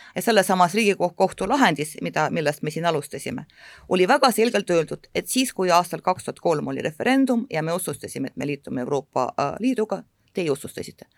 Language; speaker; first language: Estonian; non-native, local second language; Russian